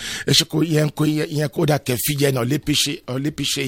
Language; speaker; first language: Hungarian; non-native, fluent; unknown